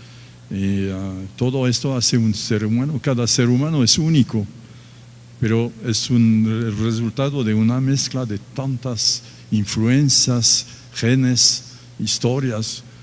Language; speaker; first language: Spanish; non-native, fluent; French